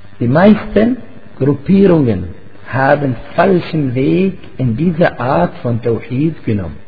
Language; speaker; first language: German; non-native, fluent; Arabic